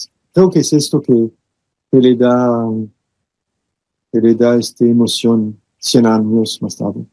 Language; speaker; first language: Spanish; non-native, fluent; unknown